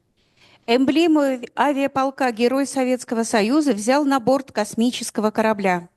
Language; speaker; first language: Russian; native; Russian